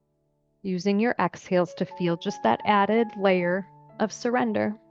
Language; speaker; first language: English; native; English